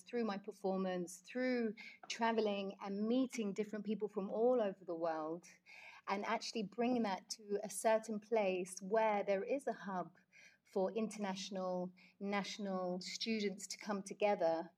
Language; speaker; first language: English; native; English